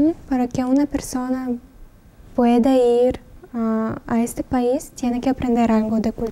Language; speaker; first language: Spanish; non-native, learner; Russian